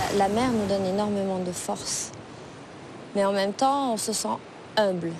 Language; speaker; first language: French; non-native, local second language; Arabic